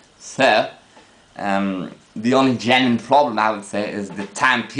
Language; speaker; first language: English; non-native, fluent; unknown